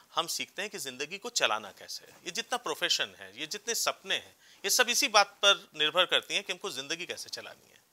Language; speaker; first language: Hindi; native; Hindi